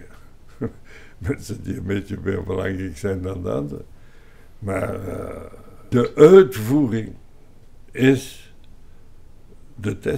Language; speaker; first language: Dutch; non-native, local second language; French